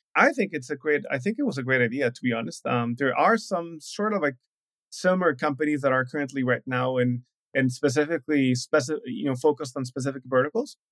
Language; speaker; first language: English; non-native, fluent; Spanish